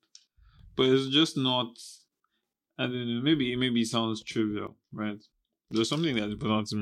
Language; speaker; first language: English; non-native, local second language; Igbo